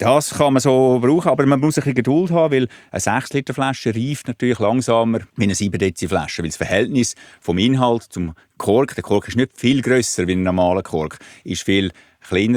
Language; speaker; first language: German; native; German